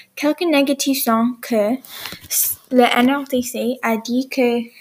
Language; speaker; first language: French; non-native, learner; English